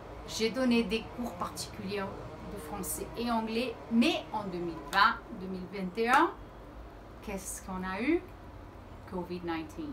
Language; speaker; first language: French; early bilingual, heritage; Portuguese